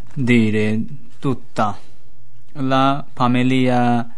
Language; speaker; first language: Italian; non-native, learner; Bangla